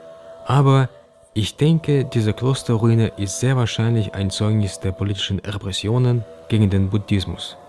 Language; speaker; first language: German; native; German